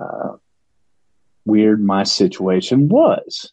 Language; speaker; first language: English; native; English